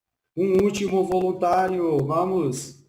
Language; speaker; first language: Portuguese; non-native, fluent; Spanish